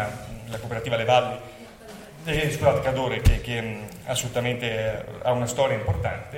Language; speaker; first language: Italian; native; Italian